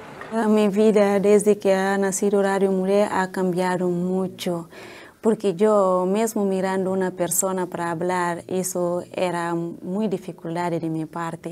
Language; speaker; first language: Spanish; non-native, learner; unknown